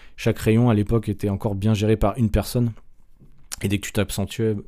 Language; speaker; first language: French; native; French